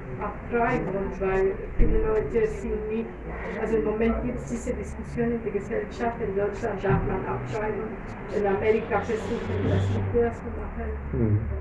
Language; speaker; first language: German; non-native, fluent; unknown